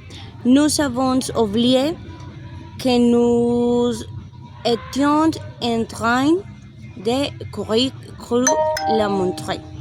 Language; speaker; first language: French; non-native, learner; Spanish